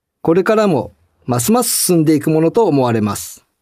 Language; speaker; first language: Japanese; native; Japanese